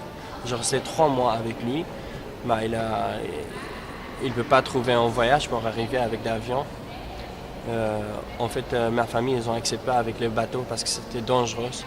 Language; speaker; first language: French; non-native, learner; Kurdish